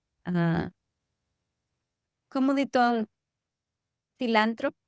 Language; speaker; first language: French; non-native, learner; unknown